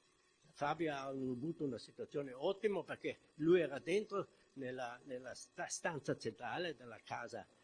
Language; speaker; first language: Italian; non-native, fluent; German